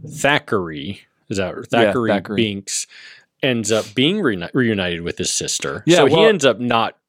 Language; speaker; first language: English; native; English